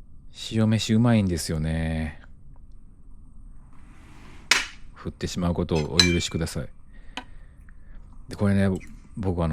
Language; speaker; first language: Japanese; native; Japanese